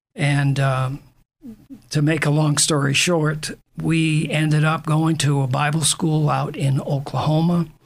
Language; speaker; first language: English; native; English